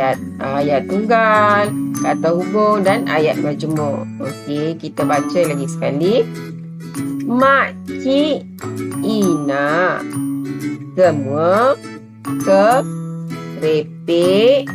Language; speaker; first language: Malay; native; Malay